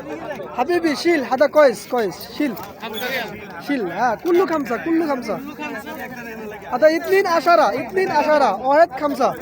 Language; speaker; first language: Arabic; non-native, learner; Bangla